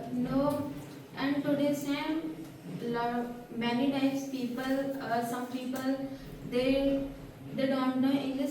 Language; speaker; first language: English; non-native, learner; Hindi